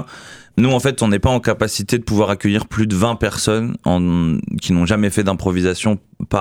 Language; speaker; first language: French; native; French